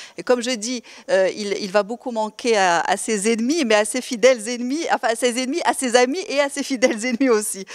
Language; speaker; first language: French; non-native, local second language; Arabic